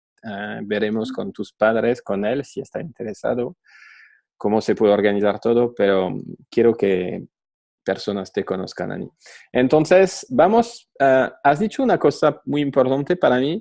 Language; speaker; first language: Spanish; non-native, fluent; French